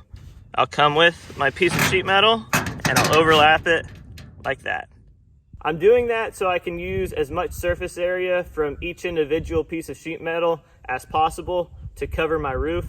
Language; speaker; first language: English; native; English